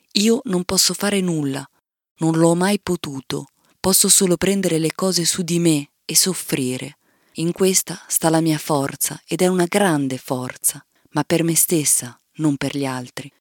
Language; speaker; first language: Italian; native; Italian